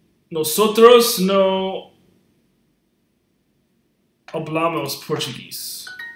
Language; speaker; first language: Spanish; non-native, learner; English